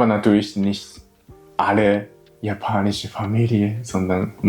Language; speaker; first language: German; non-native, learner; Japanese